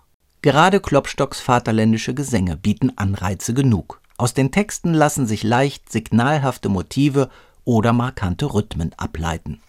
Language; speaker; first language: German; native; German